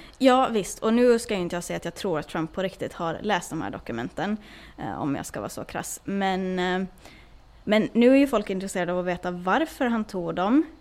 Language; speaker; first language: Swedish; native; Swedish